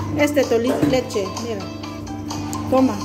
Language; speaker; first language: Spanish; non-native, learner; Filipino